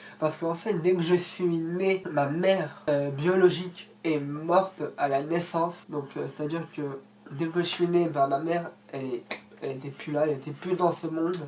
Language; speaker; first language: French; early bilingual, other home language; Russian